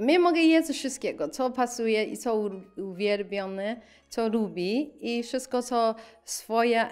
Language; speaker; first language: Polish; non-native, learner; Chinese